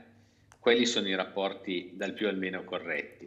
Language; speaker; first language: Italian; native; Italian